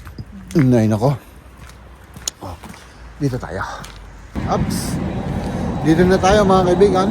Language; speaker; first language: Filipino; native; Filipino